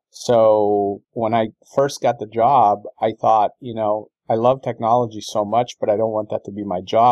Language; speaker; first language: English; non-native, fluent; Portuguese